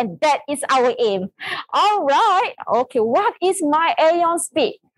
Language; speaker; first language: English; non-native, local second language; Malay